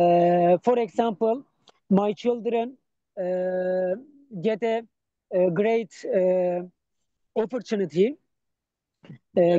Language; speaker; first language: English; non-native, learner; Turkish